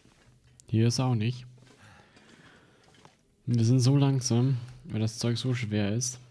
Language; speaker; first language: German; native; German